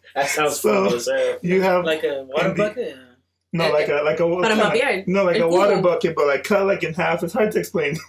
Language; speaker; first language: English; early bilingual, other home language; Spanish